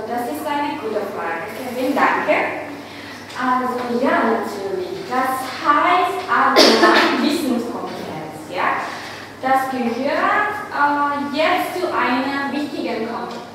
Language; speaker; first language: German; non-native, fluent; Indonesian